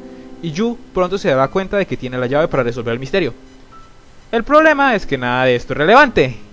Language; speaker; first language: Spanish; native; Spanish